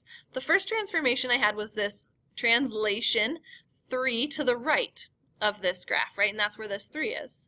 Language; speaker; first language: English; native; English